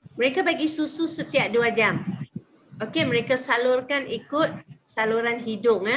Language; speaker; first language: Malay; native; Malay